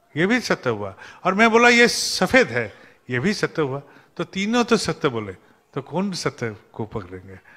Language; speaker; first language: Hindi; non-native, local second language; Bangla